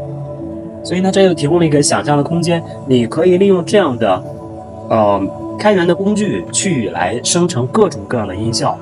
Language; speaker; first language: Chinese; native; Chinese